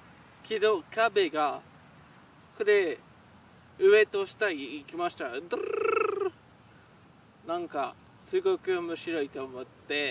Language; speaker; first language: Japanese; non-native, learner; French